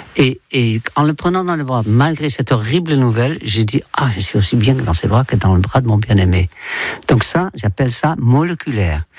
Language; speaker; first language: French; non-native, fluent; Dutch